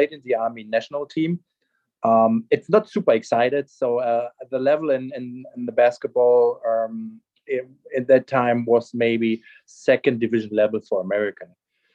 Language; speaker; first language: English; non-native, fluent; German